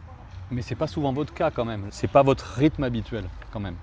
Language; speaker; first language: French; native; French